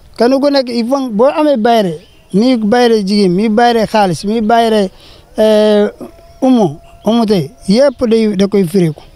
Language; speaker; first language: Wolof; non-native, fluent; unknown